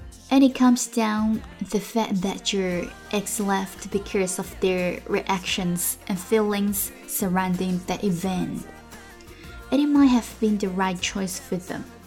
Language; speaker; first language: English; non-native, fluent; Chinese